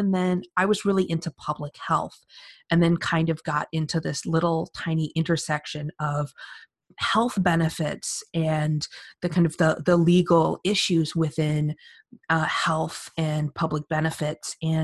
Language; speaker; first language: English; native; English